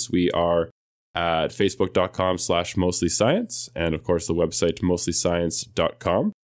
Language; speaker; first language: English; native; English